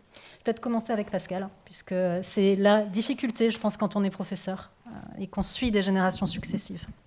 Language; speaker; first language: French; native; French